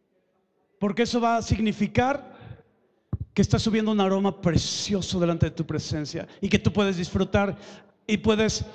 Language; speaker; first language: Spanish; native; Spanish